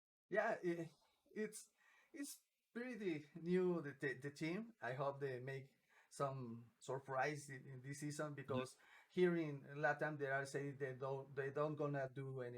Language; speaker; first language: English; non-native, learner; Spanish